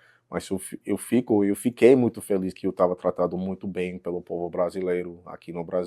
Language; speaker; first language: Portuguese; non-native, fluent; English